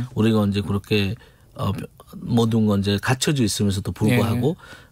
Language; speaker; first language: Korean; non-native, fluent; Bangla